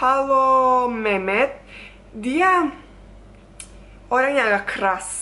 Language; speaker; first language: Indonesian; non-native, fluent; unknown